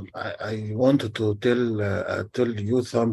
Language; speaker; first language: English; non-native, learner; Arabic